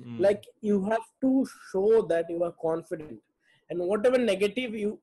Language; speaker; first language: English; non-native, local second language; Bangla